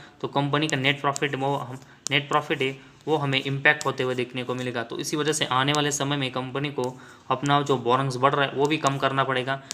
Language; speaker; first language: Hindi; non-native, local second language; Marathi